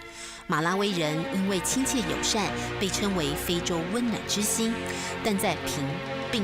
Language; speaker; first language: Chinese; native; Chinese